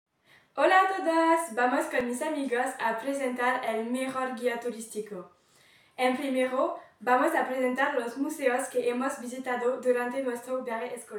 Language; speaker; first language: Spanish; non-native, learner; French